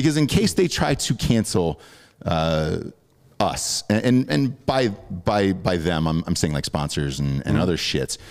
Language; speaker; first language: English; native; English